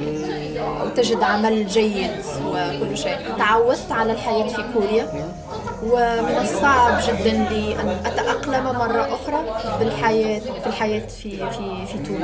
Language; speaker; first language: Arabic; native; Arabic